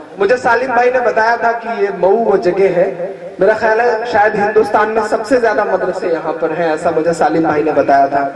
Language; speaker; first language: Hindi; native; Hindi